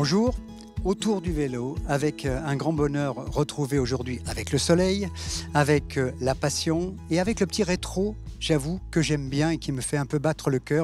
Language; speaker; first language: French; native; French